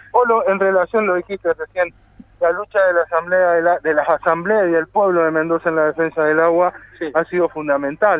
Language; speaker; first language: Spanish; native; Spanish